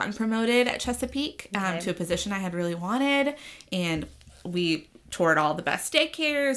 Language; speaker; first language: English; native; English